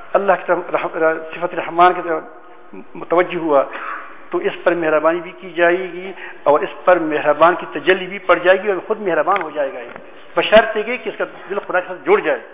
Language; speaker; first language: Urdu; native; Urdu